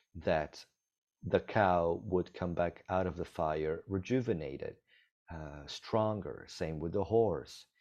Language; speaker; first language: English; non-native, fluent; Italian